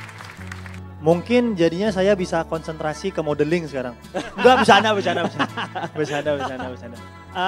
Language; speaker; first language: Indonesian; native; Indonesian